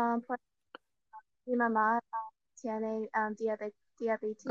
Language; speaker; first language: Spanish; non-native, learner; English